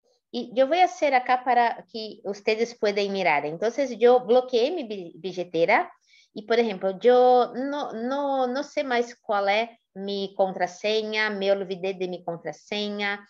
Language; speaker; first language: Spanish; non-native, fluent; Portuguese